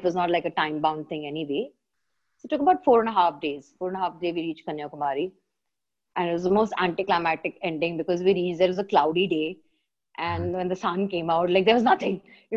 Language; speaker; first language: English; non-native, local second language; Malayalam